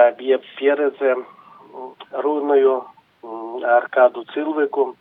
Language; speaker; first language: Latvian; non-native, local second language; Russian